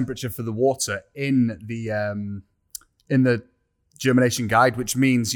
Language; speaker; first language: English; native; English